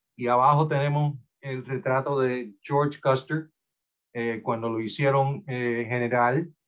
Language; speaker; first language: Spanish; early bilingual, heritage; Spanish